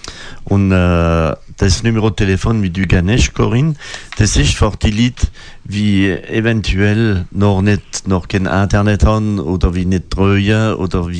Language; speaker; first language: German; non-native, local second language; French